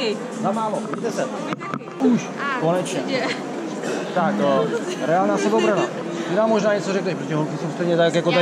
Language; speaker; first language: Czech; native; Czech